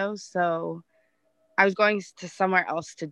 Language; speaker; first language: English; native; English